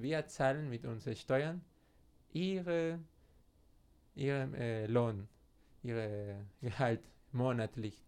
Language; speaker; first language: German; non-native, fluent; Spanish